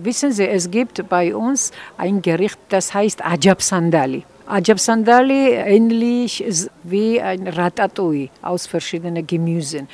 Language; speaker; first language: German; non-native, fluent; Georgian